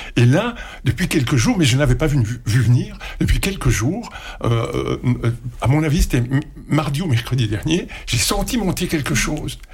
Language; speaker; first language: French; native; French